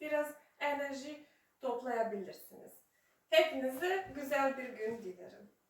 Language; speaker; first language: Turkish; non-native, fluent; Serbian